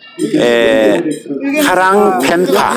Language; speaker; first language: Korean; native; Korean